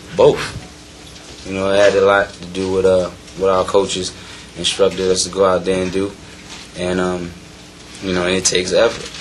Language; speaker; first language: English; native; English